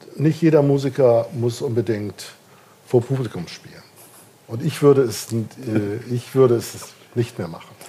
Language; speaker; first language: German; native; German